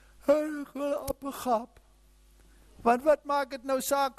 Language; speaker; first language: Afrikaans; non-native, fluent; German